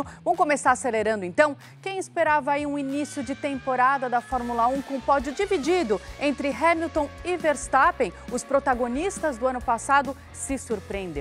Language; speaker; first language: Portuguese; native; Portuguese